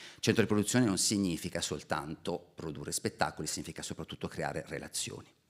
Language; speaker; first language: Italian; native; Italian